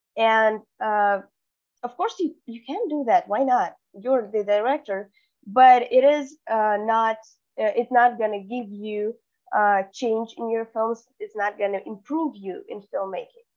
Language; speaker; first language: English; non-native, fluent; Russian